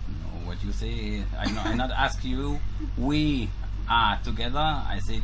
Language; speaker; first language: English; non-native, learner; German